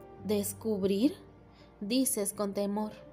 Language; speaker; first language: Spanish; native; Spanish